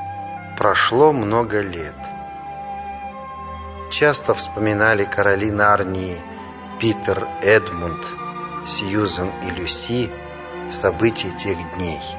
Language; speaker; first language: Russian; native; Russian